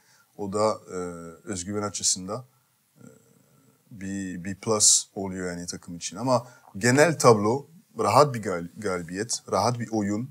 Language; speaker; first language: Turkish; non-native, fluent; French